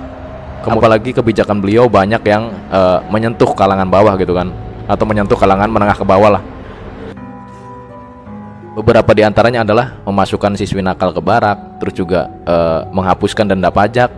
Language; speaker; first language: Indonesian; native; Indonesian